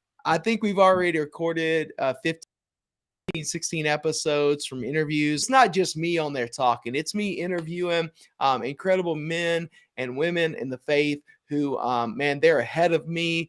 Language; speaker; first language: English; native; English